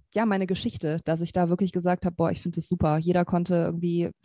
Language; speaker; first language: German; native; German